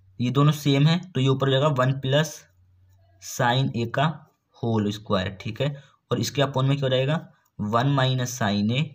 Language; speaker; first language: Hindi; native; Hindi